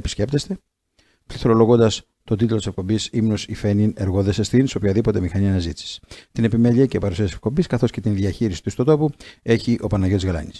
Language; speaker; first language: Greek; native; Greek